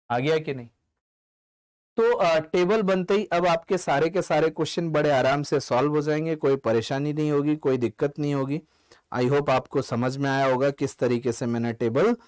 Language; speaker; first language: Hindi; native; Hindi